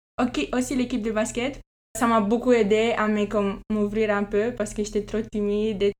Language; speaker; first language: French; non-native, fluent; Romanian